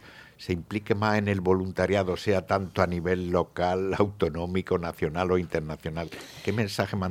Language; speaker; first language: Spanish; native; Spanish